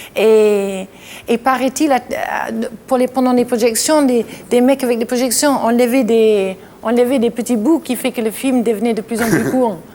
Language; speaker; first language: French; non-native, fluent; English